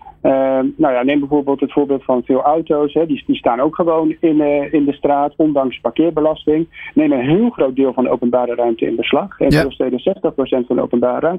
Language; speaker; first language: Dutch; native; Dutch